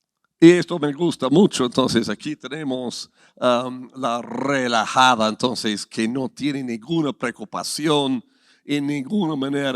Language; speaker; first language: Spanish; non-native, fluent; English